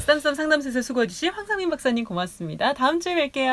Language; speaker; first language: Korean; native; Korean